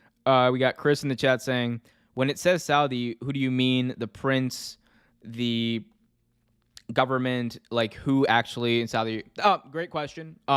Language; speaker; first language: English; native; English